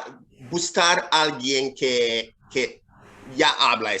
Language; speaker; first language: Spanish; non-native, fluent; English